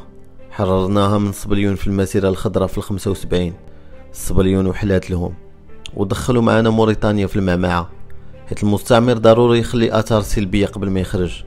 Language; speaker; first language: Arabic; native; Arabic